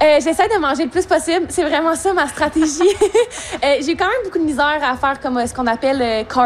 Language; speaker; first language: French; native; French